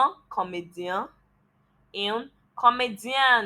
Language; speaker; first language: French; non-native, learner; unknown